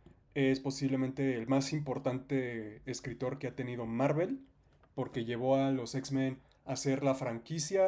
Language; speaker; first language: Spanish; native; Spanish